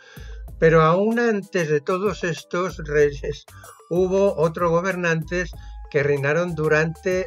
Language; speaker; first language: Spanish; native; Spanish